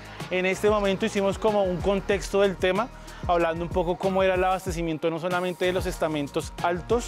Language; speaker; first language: Spanish; native; Spanish